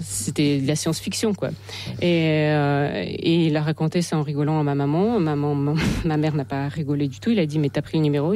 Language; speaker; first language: French; non-native, fluent; Russian